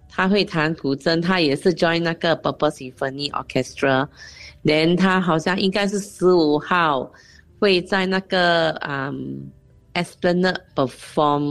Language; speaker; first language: Chinese; non-native, local second language; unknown